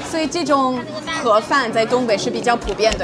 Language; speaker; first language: Chinese; non-native, fluent; English